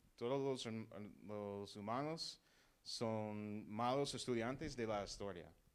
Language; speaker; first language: Spanish; non-native, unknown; English